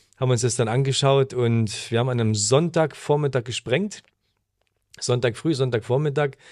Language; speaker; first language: German; native; German